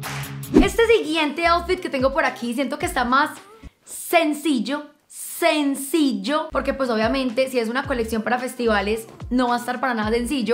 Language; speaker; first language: Spanish; native; Spanish